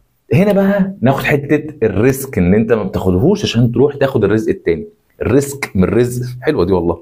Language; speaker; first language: Arabic; native; Arabic